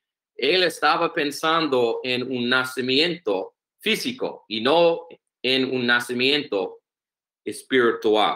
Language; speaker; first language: Spanish; non-native, learner; English